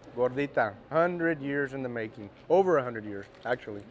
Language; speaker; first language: English; early bilingual, other home language; Spanish